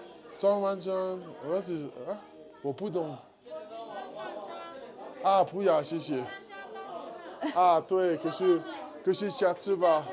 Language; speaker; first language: Chinese; non-native, learner; French